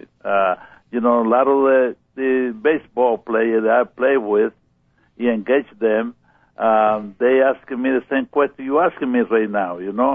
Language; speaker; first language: English; non-native, learner; Spanish